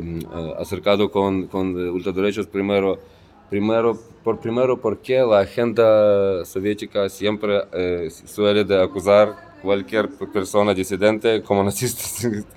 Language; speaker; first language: Spanish; non-native, fluent; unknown